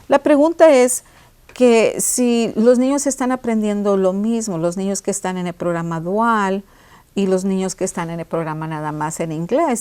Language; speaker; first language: Spanish; early bilingual, heritage; Spanish